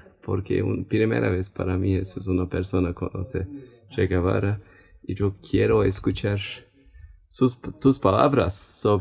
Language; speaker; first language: Spanish; non-native, learner; Turkish